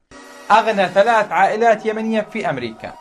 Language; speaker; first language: Arabic; native; Arabic